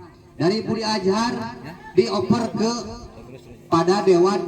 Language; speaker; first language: Indonesian; non-native, local second language; Sundanese